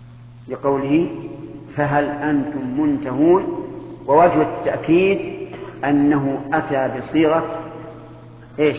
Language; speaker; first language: Arabic; native; Arabic